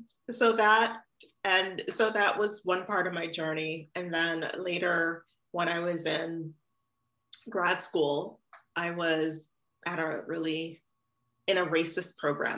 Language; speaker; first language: English; native; English